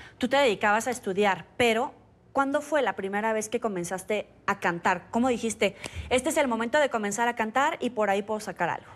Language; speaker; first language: Spanish; native; Spanish